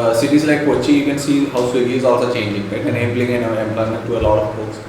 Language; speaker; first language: English; non-native, local second language; Malayalam